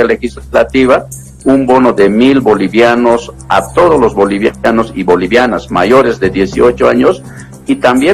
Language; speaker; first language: Spanish; native; Spanish